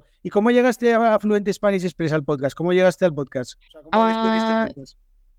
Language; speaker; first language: Spanish; native; Spanish